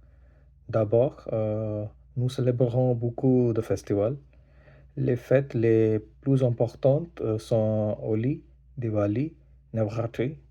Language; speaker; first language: French; non-native, learner; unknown